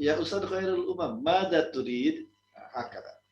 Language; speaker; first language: Arabic; non-native, fluent; Indonesian